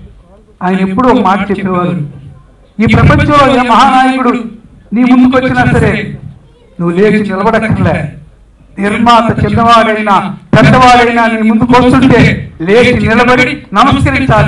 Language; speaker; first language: Telugu; native; Telugu